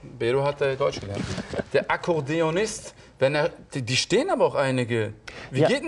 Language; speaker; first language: German; native; German